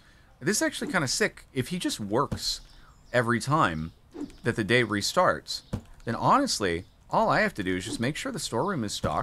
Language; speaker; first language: English; native; English